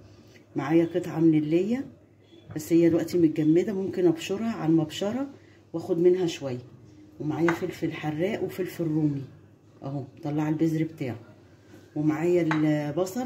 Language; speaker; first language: Arabic; native; Arabic